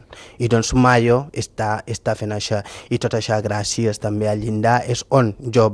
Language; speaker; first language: Catalan; non-native, fluent; Fula